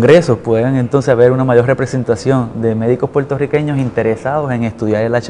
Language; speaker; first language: Spanish; native; Spanish